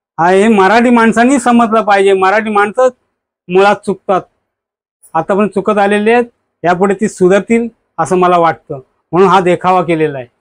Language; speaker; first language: Marathi; native; Marathi